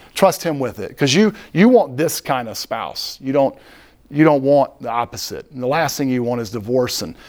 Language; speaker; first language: English; native; English